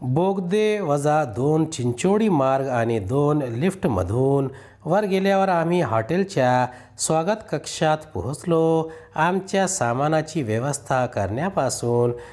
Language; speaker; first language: Marathi; non-native, local second language; Urdu